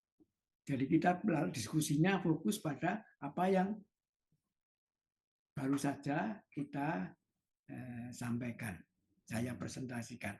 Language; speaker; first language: Indonesian; native; Indonesian